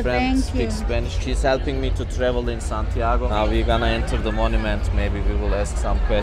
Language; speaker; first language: English; non-native, learner; Turkish